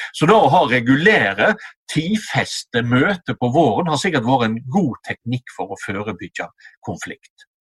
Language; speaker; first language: Norwegian; native; Norwegian